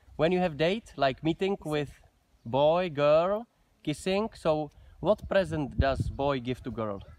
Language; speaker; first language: English; non-native, learner; Czech